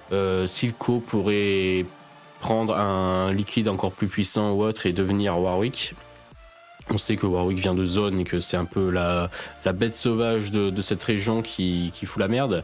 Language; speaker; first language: French; native; French